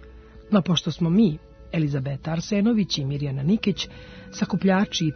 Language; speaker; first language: Serbian; native; Serbian